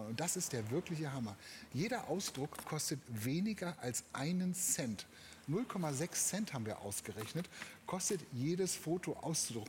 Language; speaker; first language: German; native; German